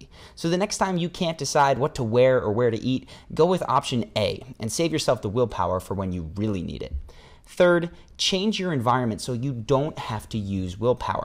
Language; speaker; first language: English; native; English